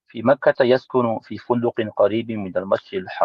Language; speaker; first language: Arabic; non-native, learner; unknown